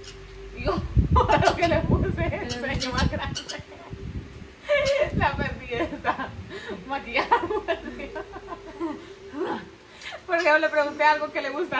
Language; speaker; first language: Spanish; native; Spanish